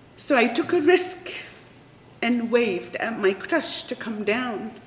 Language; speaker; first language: English; non-native, fluent; Arabic